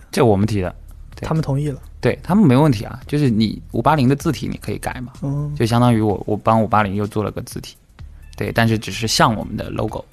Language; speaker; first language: Chinese; native; Chinese